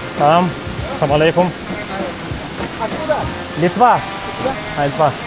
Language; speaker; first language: Russian; non-native, learner; Lithuanian